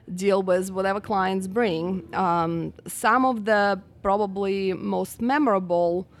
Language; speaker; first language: English; non-native, fluent; Russian